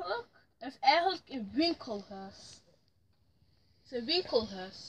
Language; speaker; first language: Dutch; early bilingual, other home language; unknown